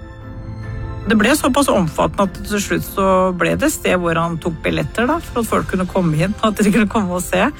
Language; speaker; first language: Norwegian; native; Norwegian